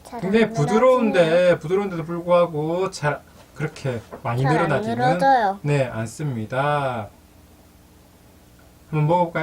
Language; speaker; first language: Korean; native; Korean